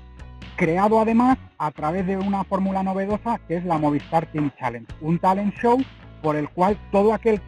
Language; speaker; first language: Spanish; native; Spanish